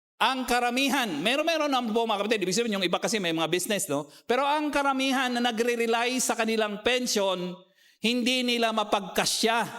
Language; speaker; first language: Filipino; non-native, local second language; Cebuano